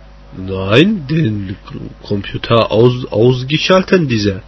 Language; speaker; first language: German; non-native, learner; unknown